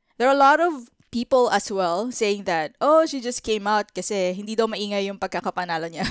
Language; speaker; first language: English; non-native, local second language; Filipino